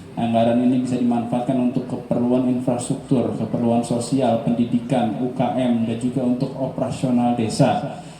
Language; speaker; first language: Indonesian; native; Indonesian